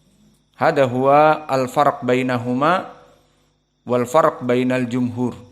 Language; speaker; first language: Arabic; non-native, fluent; Indonesian